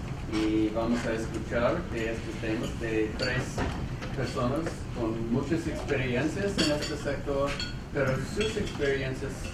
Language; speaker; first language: Spanish; non-native, fluent; English